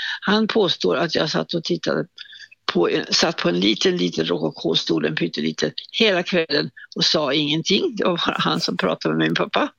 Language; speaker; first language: Swedish; native; Swedish